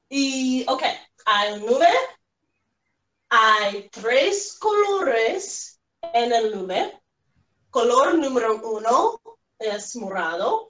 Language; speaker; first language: Spanish; non-native, fluent; English